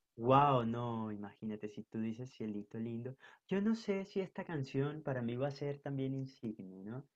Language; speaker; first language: Spanish; native; Spanish